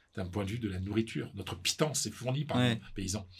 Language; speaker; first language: French; native; French